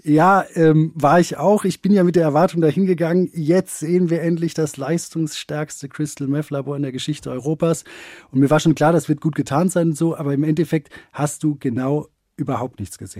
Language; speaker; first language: German; native; German